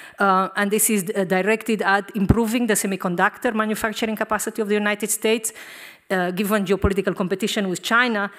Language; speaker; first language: English; non-native, fluent; Romanian